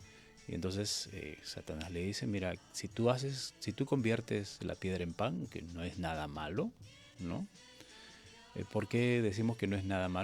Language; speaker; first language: Spanish; native; Spanish